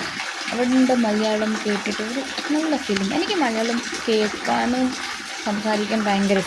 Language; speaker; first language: Malayalam; non-native, local second language; Telugu